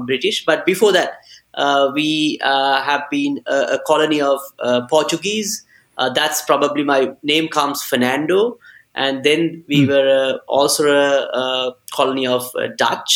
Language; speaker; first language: English; non-native, local second language; Sinhala